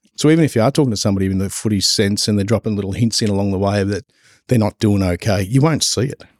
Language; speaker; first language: English; native; English